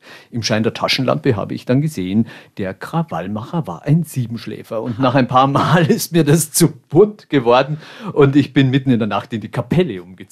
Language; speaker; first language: German; native; German